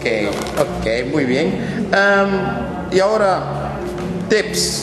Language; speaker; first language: Spanish; non-native, learner; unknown